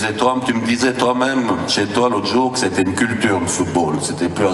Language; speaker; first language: French; native; French